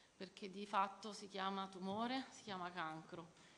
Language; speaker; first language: Italian; native; Italian